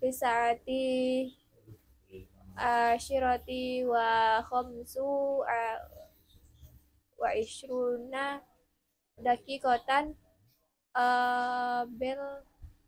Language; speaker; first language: Arabic; non-native, learner; Indonesian